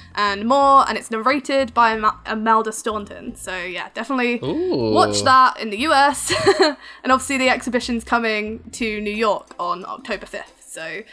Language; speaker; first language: English; native; English